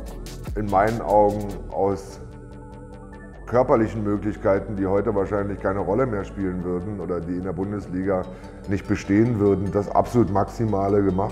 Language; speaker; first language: German; native; German